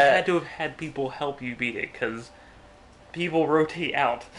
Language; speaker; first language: English; native; English